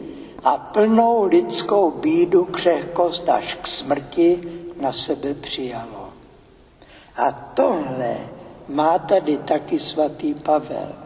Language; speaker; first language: Czech; native; Czech